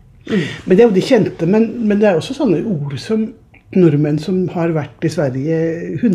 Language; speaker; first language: Norwegian; native; Norwegian